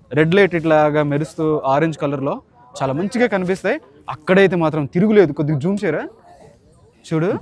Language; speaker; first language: Telugu; non-native, local second language; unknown